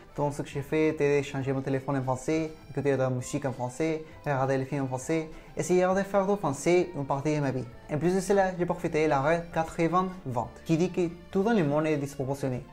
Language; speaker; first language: French; non-native, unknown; Spanish